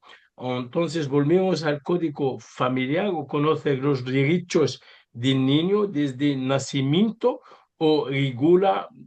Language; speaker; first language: Spanish; non-native, learner; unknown